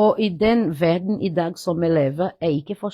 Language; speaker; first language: Norwegian; non-native, fluent; Portuguese